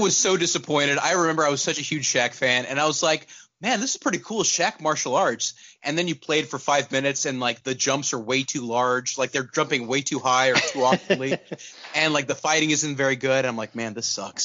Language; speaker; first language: English; non-native, local second language; Urdu